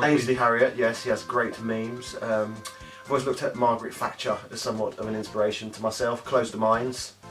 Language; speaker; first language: English; native; English